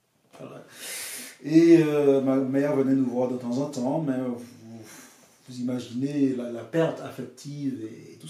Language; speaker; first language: French; non-native, fluent; English